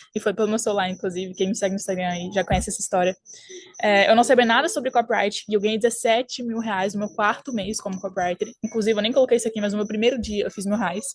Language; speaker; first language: Portuguese; early bilingual, heritage; French